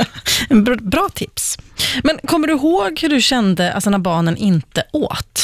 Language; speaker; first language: Swedish; native; Swedish